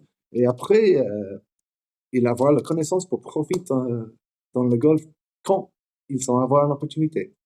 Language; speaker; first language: French; non-native, learner; English